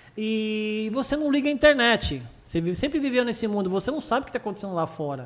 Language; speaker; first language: Portuguese; early bilingual, other home language; Japanese